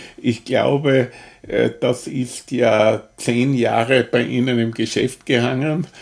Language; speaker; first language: German; native; German